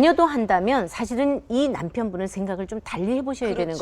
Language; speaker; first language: Korean; native; Korean